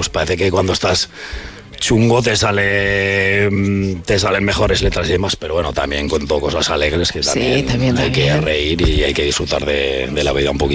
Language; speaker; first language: Spanish; native; Spanish